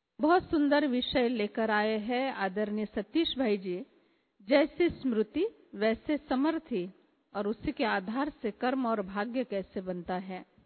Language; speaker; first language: Hindi; native; Hindi